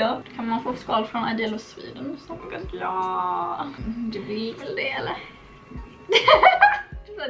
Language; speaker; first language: Swedish; native; Swedish